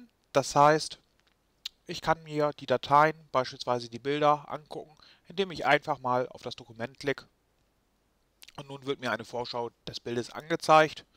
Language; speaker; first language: German; native; German